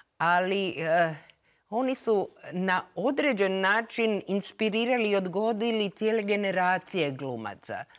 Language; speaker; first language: Croatian; native; Croatian